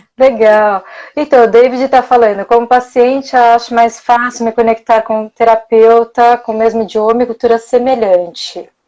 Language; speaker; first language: Portuguese; native; Portuguese